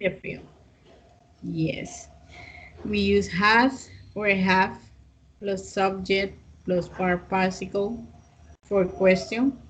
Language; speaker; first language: English; non-native, fluent; Spanish